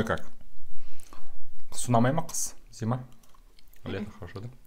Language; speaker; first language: Russian; native; Russian